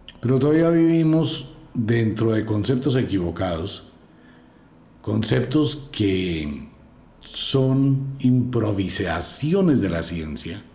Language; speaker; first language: Spanish; native; Spanish